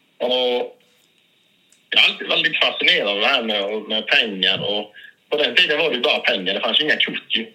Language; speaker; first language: Swedish; native; Swedish